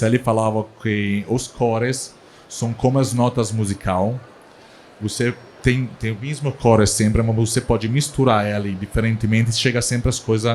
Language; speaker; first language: Portuguese; non-native, learner; Italian